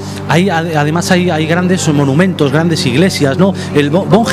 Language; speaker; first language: Spanish; native; Spanish